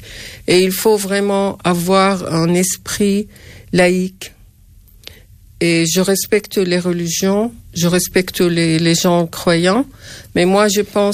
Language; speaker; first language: French; non-native, fluent; Arabic